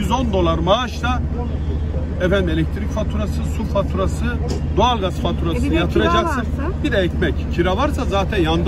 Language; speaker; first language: Turkish; native; Turkish